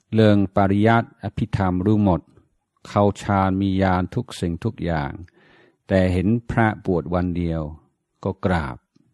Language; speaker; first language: Thai; non-native, fluent; English